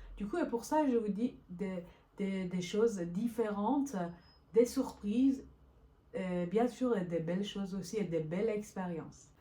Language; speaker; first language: French; non-native, fluent; Persian